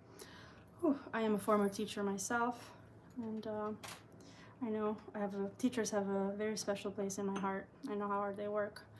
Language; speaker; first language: English; early bilingual, other home language; Albanian